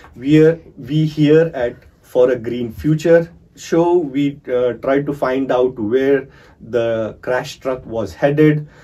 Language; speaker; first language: English; non-native, local second language; Marathi